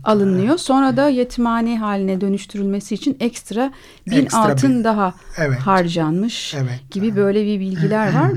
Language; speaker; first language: Turkish; native; Turkish